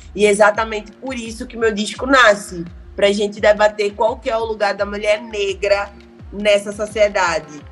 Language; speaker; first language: Portuguese; native; Portuguese